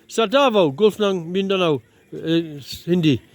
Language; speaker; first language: Filipino; non-native, learner; English